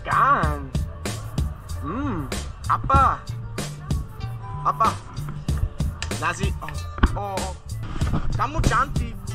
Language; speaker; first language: Indonesian; non-native, learner; English